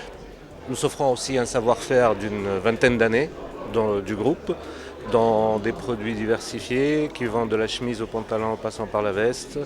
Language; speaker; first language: French; non-native, local second language; Arabic